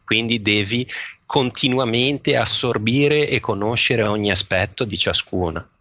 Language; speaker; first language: Italian; native; Italian